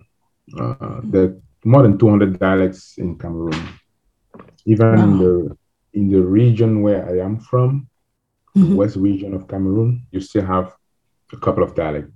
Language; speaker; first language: English; non-native, local second language; French